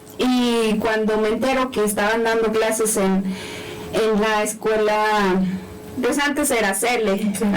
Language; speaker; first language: Spanish; non-native, local second language; Nahuatl languages